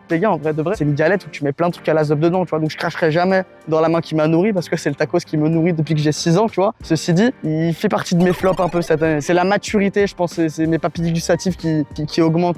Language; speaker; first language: French; native; French